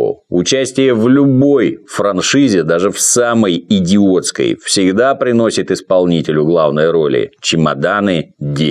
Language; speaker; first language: Russian; native; Russian